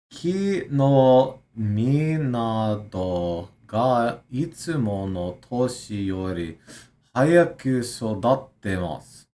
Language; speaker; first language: Japanese; non-native, learner; English